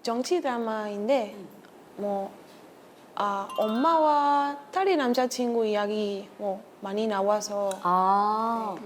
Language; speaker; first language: Korean; non-native, fluent; Spanish